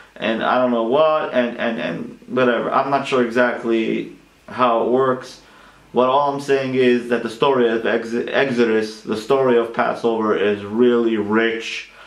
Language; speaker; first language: English; native; English